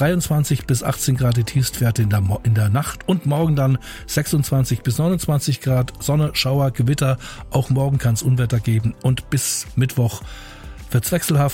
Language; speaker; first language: German; native; German